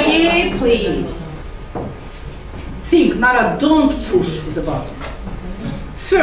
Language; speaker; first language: English; non-native, fluent; Azerbaijani